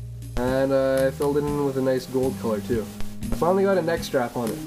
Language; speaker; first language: English; native; English